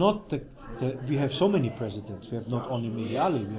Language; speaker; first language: English; non-native, fluent; German